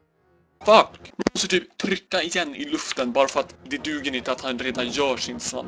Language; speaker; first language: Swedish; native; Swedish